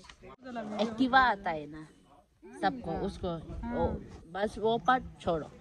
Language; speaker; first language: Hindi; non-native, local second language; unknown